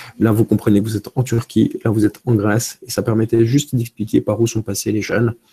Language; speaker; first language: French; early bilingual, other home language; Romanian